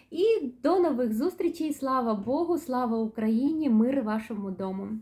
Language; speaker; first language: Ukrainian; native; Ukrainian